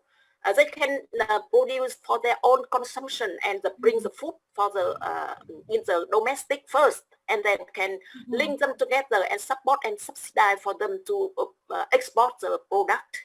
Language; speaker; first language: English; non-native, learner; Vietnamese